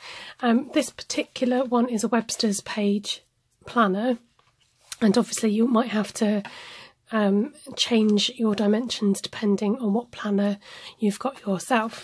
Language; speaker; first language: English; native; English